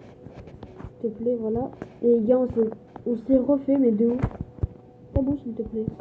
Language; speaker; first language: French; native; French